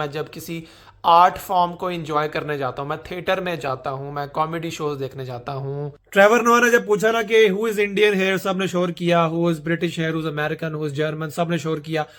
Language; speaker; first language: Urdu; native; Urdu